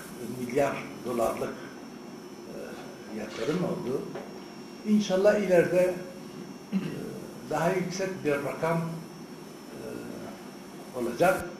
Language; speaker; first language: Turkish; non-native, fluent; Arabic